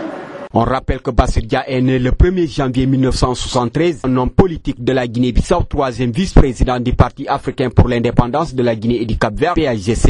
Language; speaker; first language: French; non-native, fluent; Portuguese